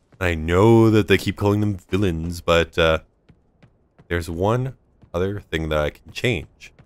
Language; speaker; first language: English; native; English